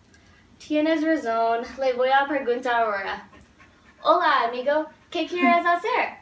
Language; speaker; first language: Spanish; non-native, learner; English